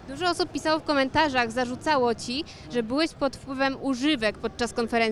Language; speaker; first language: Polish; native; Polish